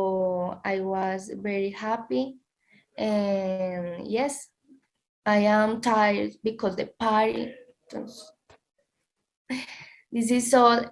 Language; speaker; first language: English; non-native, learner; Spanish